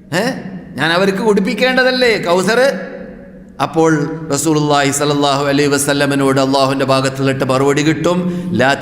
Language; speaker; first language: Malayalam; native; Malayalam